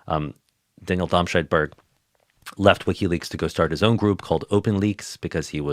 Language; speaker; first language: English; native; English